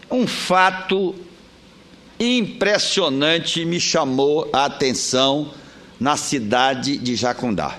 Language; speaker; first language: Portuguese; native; Portuguese